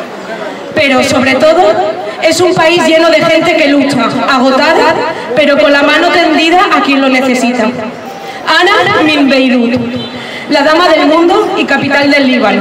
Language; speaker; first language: Spanish; non-native, fluent; Arabic